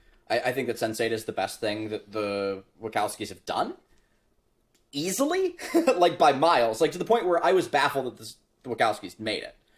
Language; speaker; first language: English; native; English